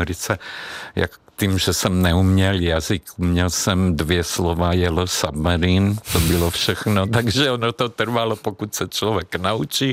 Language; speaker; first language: Czech; non-native, fluent; Hungarian